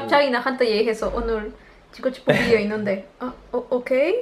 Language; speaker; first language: Korean; non-native, learner; Spanish